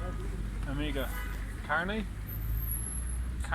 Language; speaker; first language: Spanish; non-native, learner; English